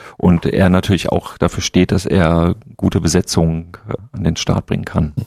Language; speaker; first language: German; native; German